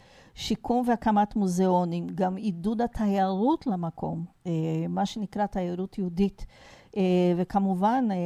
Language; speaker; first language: Hebrew; non-native, fluent; Portuguese